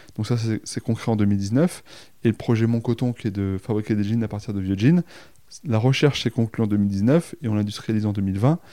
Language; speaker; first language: French; native; French